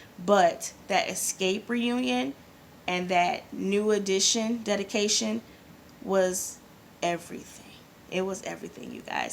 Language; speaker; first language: English; native; English